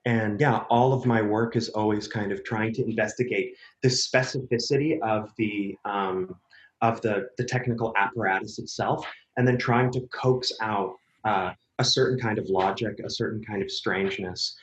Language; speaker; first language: English; native; English